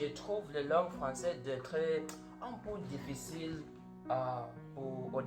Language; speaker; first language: French; non-native, learner; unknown